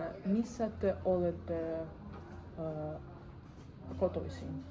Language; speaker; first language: Finnish; non-native, learner; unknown